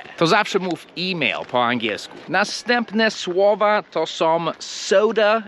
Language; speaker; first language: Polish; non-native, fluent; English